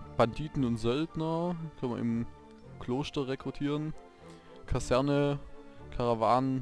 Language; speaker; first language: German; native; German